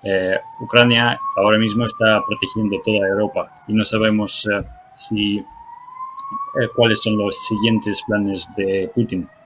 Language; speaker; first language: Spanish; non-native, fluent; Ukrainian